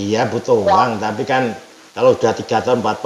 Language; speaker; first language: Indonesian; non-native, local second language; Javanese